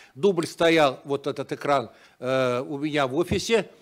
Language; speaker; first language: Russian; native; Russian